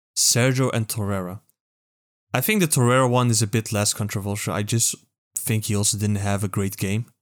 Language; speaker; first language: English; non-native, fluent; Dutch